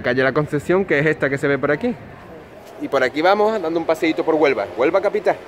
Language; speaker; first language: Spanish; native; Spanish